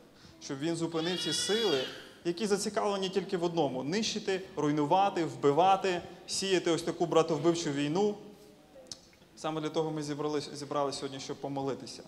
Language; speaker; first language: Ukrainian; native; Ukrainian